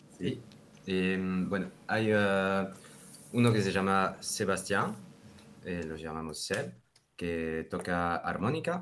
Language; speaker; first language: Spanish; non-native, learner; French